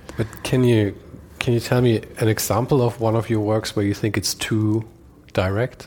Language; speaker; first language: English; non-native, fluent; German